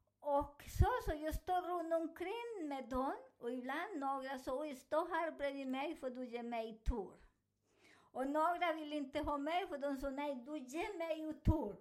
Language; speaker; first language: Swedish; non-native, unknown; Spanish